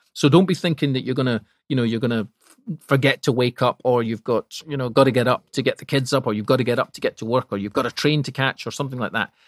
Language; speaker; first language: English; native; English